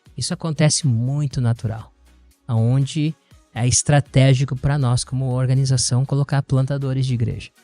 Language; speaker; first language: Portuguese; native; Portuguese